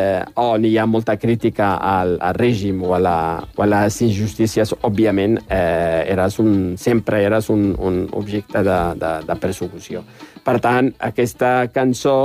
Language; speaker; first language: Catalan; non-native, fluent; Riffian